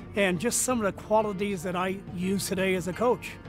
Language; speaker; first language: English; early bilingual, other home language; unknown